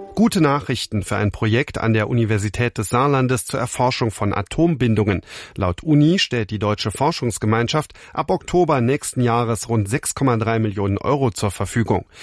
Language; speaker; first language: German; native; German